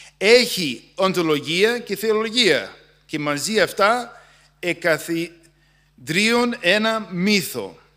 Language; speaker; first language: Greek; non-native, fluent; English